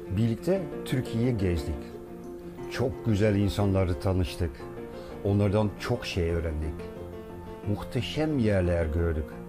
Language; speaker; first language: Turkish; non-native, fluent; Dutch